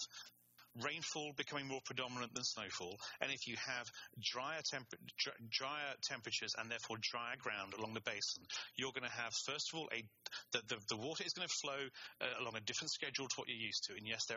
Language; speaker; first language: English; native; English